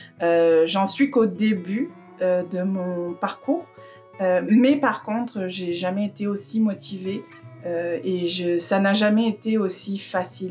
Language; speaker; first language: French; native; French